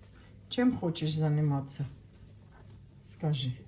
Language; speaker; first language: Russian; non-native, fluent; Armenian